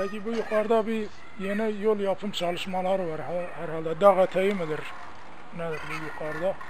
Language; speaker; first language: Turkish; native; Turkish